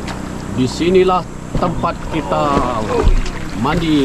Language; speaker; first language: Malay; non-native, local second language; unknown